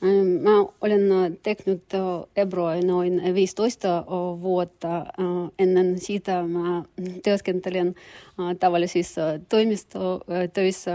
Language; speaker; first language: Finnish; non-native, learner; Russian